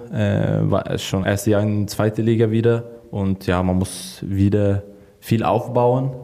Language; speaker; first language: German; non-native, learner; Swedish